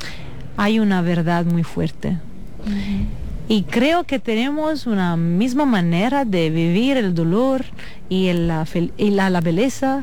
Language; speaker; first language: Spanish; non-native, fluent; Italian